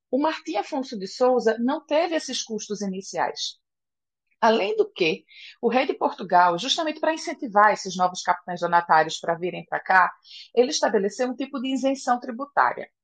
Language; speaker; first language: Portuguese; native; Portuguese